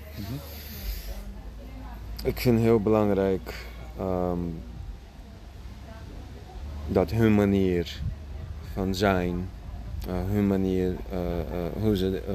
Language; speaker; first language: Dutch; non-native, fluent; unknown